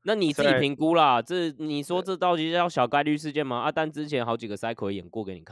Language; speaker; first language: Chinese; native; Chinese